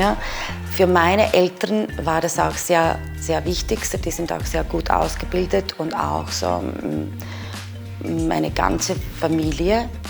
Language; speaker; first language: German; non-native, fluent; Serbian